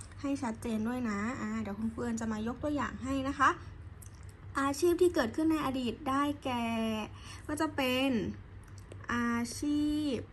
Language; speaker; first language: Thai; native; Thai